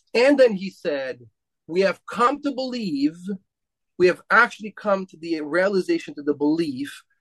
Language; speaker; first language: English; non-native, fluent; Romanian